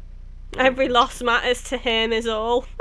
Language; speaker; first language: English; native; English